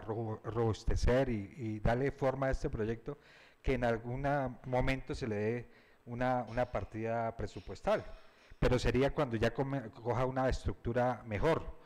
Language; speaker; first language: Spanish; native; Spanish